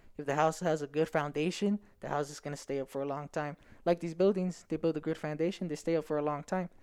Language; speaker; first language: English; native; English